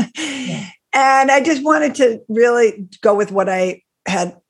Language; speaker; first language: English; native; English